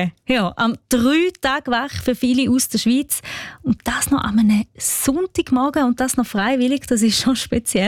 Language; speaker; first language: German; native; German